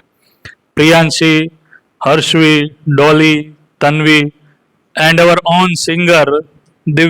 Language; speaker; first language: English; non-native, fluent; Gujarati